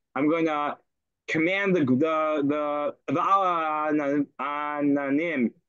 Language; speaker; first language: English; native; English